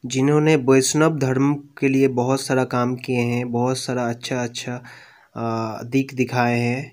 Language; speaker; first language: Hindi; non-native, local second language; Bangla